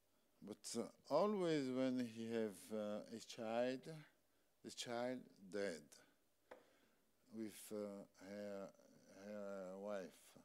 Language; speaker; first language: English; non-native, learner; French